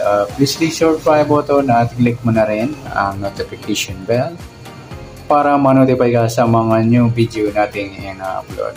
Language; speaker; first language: Filipino; native; Filipino